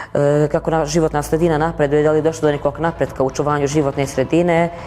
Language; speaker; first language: Bosnian; native; Bosnian